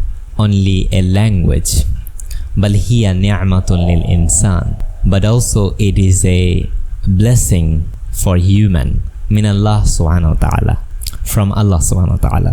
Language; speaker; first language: Arabic; non-native, fluent; Bangla